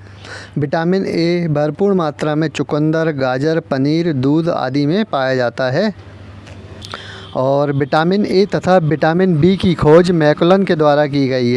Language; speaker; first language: Hindi; native; Hindi